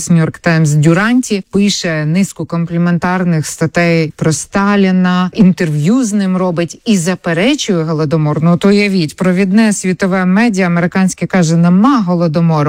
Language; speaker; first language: Ukrainian; native; Ukrainian